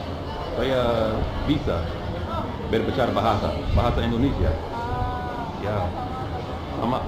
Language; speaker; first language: Indonesian; non-native, learner; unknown